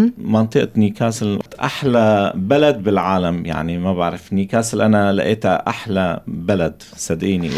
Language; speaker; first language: Arabic; non-native, local second language; Kurdish